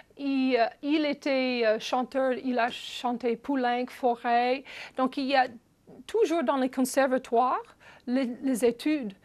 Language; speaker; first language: French; non-native, fluent; English